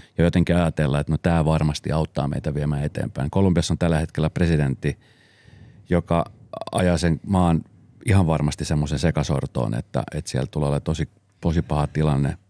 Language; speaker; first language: Finnish; early bilingual, other home language; Spanish